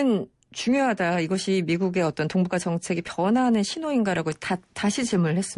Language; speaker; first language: Korean; native; Korean